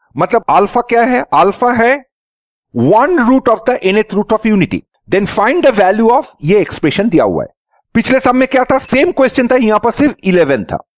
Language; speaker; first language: Hindi; native; Hindi